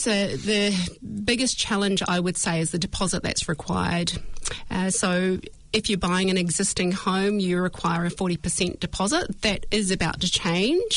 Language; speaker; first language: English; native; English